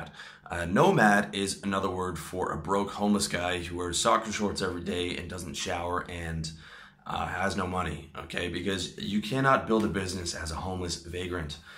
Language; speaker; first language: English; native; English